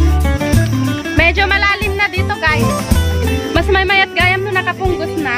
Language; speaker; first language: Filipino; non-native, local second language; Iloko